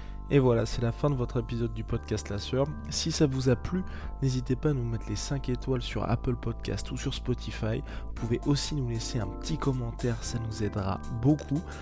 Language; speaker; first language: French; native; French